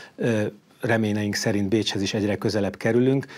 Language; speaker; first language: Hungarian; native; Hungarian